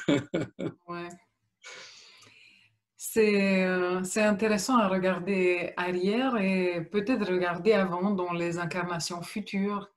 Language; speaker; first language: French; non-native, fluent; Romanian